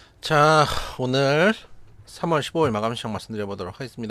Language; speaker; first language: Korean; native; Korean